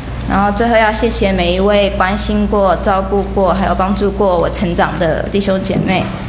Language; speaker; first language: Chinese; early bilingual, heritage; Chinese